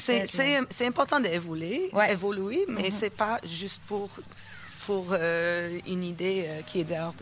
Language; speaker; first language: French; non-native, fluent; English